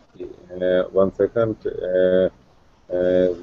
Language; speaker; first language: English; non-native, learner; Russian